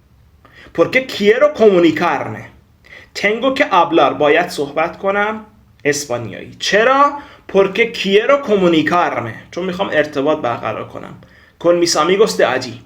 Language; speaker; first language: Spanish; non-native, fluent; Persian